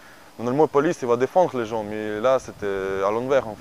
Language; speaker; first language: French; non-native, learner; Ukrainian